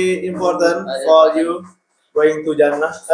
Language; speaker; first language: English; non-native, learner; Indonesian